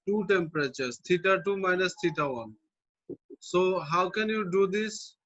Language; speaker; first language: English; non-native, local second language; Bangla